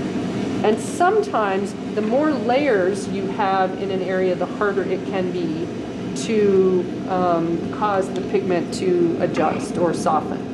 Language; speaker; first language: English; native; English